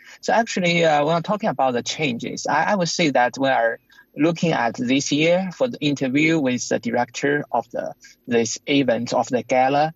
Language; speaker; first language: English; non-native, fluent; Chinese